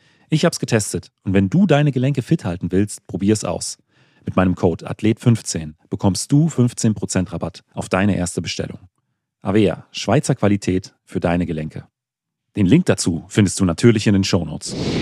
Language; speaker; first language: German; native; German